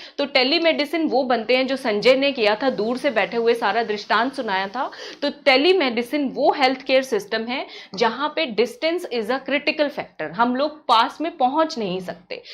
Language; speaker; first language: Hindi; native; Hindi